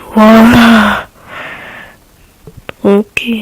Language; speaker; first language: French; native; French